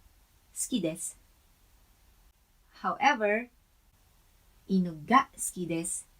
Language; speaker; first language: Japanese; non-native, learner; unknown